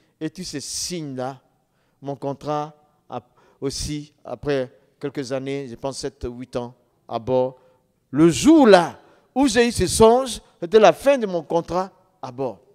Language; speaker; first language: French; non-native, local second language; Dyula